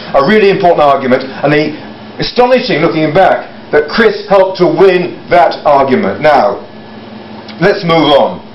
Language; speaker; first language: English; native; English